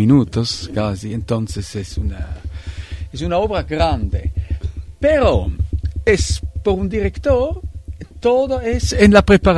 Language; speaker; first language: Spanish; non-native, fluent; Italian